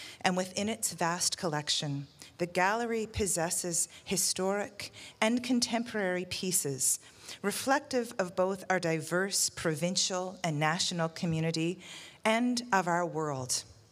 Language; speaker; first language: English; native; English